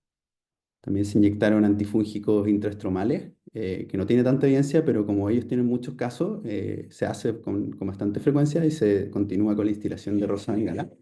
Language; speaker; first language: Spanish; native; Spanish